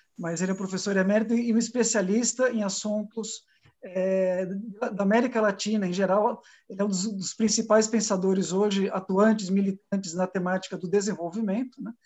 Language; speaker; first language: Portuguese; native; Portuguese